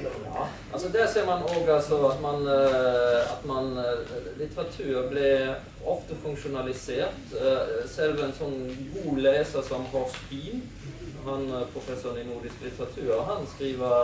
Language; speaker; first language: Norwegian; non-native, fluent; German